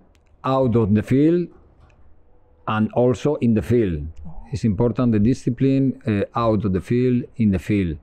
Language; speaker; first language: English; non-native, learner; Spanish